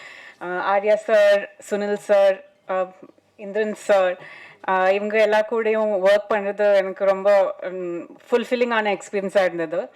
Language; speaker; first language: Tamil; non-native, fluent; Malayalam